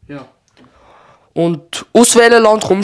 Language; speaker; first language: German; early bilingual, other home language; Turkish